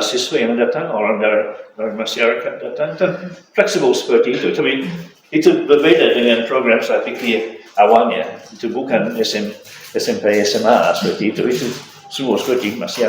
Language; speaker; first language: Indonesian; non-native, fluent; English